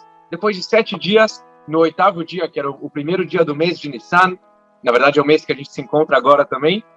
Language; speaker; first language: Portuguese; native; Portuguese